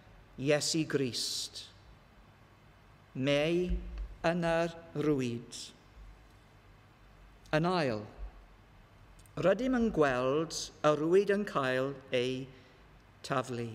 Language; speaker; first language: Welsh; non-native, learner; English